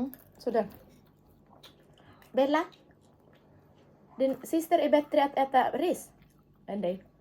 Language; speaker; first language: Swedish; non-native, learner; Filipino